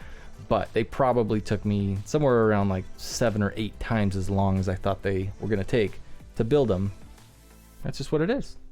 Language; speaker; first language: English; native; English